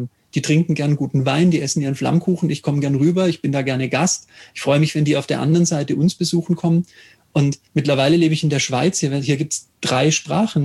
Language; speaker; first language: German; native; German